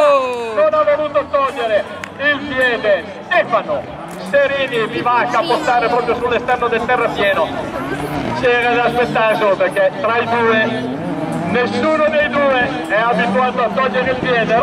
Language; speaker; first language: Italian; native; Italian